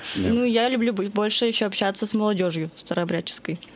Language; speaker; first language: Russian; native; Russian